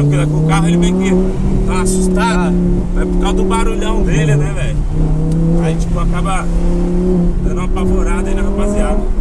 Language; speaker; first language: Portuguese; native; Portuguese